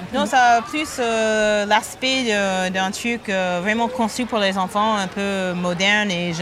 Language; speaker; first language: French; non-native, fluent; English